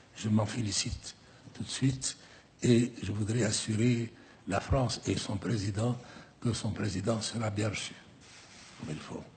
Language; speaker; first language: French; non-native, local second language; Arabic